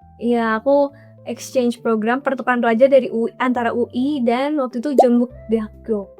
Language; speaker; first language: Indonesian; native; Indonesian